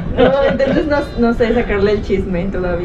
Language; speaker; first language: Spanish; native; Spanish